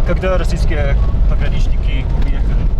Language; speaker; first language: Russian; non-native, fluent; English